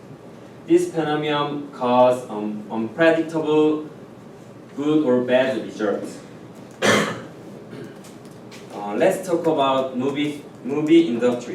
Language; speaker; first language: English; non-native, learner; Korean